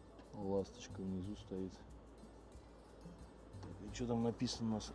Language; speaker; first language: Russian; native; Russian